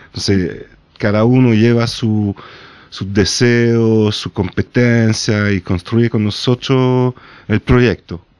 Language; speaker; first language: Spanish; non-native, fluent; French